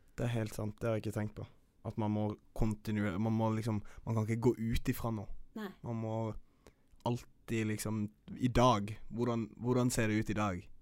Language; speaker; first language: Norwegian; early bilingual, other home language; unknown